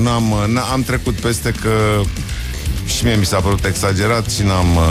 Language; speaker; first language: Romanian; native; Romanian